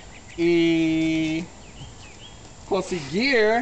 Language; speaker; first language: Spanish; non-native, learner; English